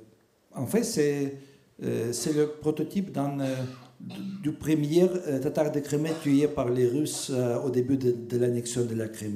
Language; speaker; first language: French; non-native, fluent; Russian